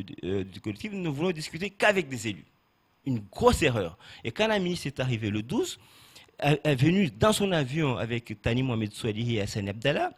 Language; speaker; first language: French; native; French